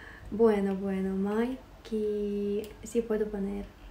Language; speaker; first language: Spanish; non-native, fluent; Russian